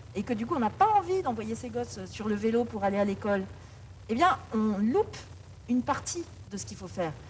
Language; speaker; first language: French; native; French